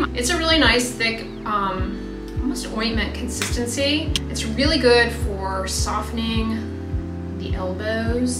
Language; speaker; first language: English; native; English